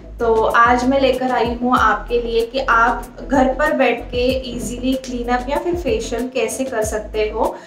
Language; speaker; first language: Hindi; non-native, local second language; Marathi